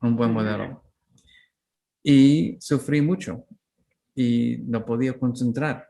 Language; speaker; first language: Spanish; non-native, learner; English